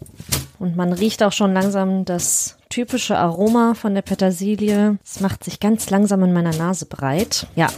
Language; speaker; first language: German; native; German